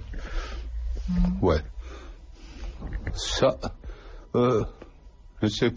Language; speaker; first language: French; non-native, fluent; Lithuanian